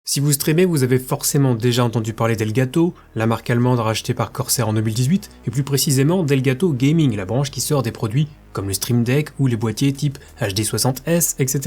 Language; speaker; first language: French; native; French